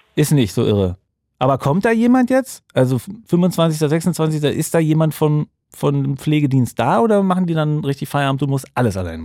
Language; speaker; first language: German; native; German